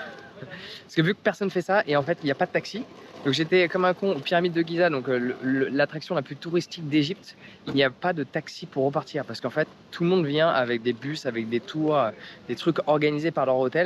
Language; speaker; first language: French; native; French